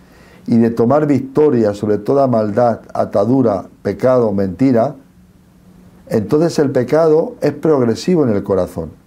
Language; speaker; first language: Spanish; native; Spanish